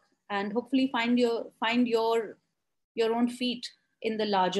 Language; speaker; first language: English; non-native, local second language; Hindi